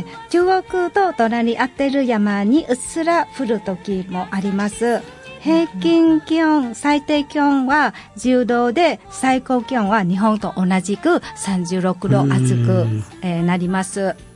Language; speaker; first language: Japanese; non-native, fluent; Vietnamese